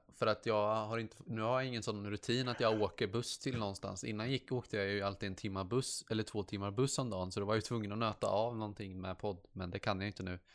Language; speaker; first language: Swedish; native; Swedish